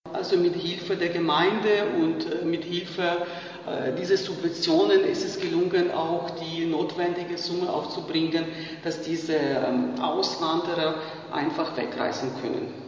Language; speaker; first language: German; non-native, fluent; Ukrainian